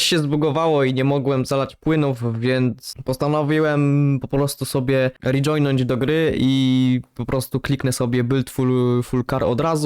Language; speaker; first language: Polish; native; Polish